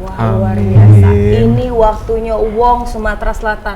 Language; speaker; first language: Indonesian; native; Indonesian